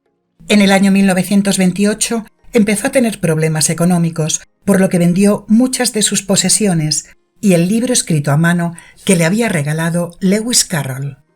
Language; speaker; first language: Spanish; native; Spanish